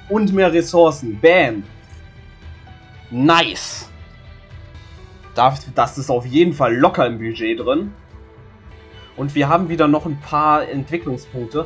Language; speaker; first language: German; native; German